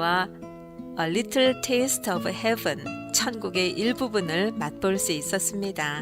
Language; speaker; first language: Korean; native; Korean